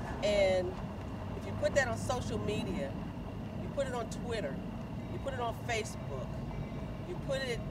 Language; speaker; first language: English; native; English